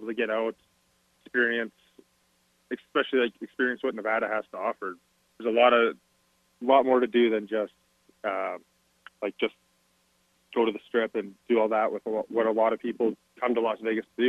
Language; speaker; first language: English; native; English